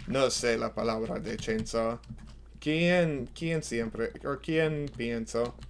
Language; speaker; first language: Spanish; non-native, learner; English